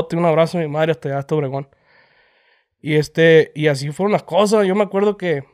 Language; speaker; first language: Spanish; native; Spanish